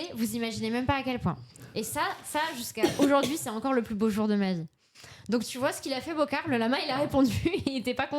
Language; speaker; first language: French; native; French